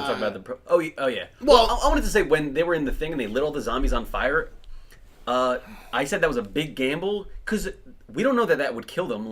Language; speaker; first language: English; native; English